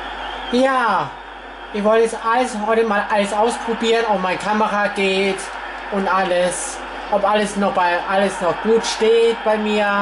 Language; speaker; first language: German; non-native, fluent; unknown